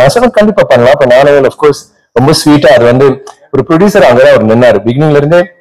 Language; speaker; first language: Tamil; native; Tamil